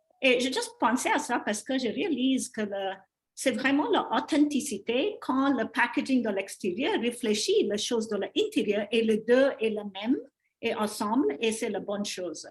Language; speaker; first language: French; non-native, learner; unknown